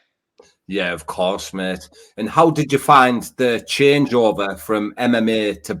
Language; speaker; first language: English; native; English